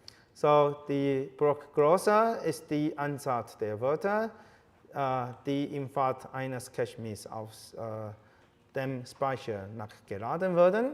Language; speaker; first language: German; non-native, fluent; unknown